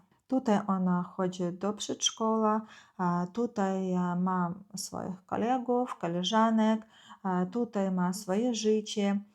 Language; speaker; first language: Polish; non-native, fluent; Ukrainian